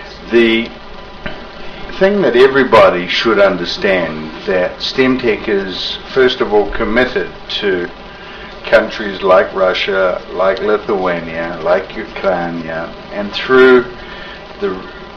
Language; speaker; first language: English; native; English